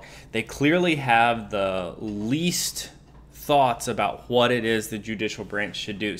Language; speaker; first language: English; native; English